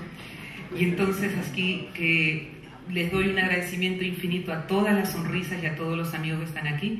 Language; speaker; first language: Spanish; native; Spanish